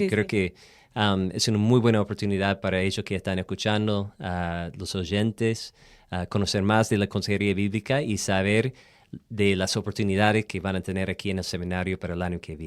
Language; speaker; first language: Spanish; non-native, fluent; English